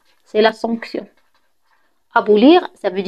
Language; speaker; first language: French; non-native, local second language; Arabic